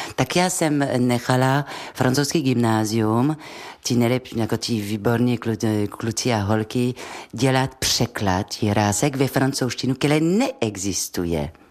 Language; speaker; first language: Czech; non-native, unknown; French